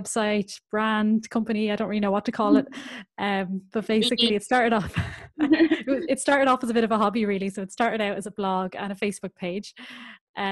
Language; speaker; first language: English; native; English